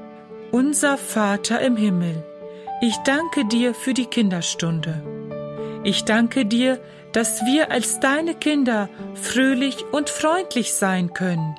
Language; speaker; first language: German; native; German